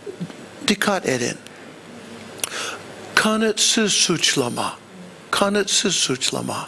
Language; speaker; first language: Turkish; non-native, fluent; English